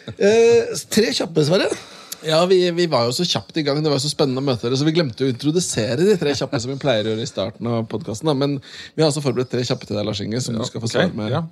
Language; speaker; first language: Norwegian; native; Norwegian